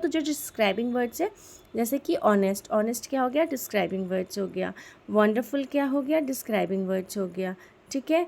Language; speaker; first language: Hindi; native; Hindi